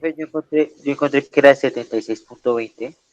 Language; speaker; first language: Spanish; native; Spanish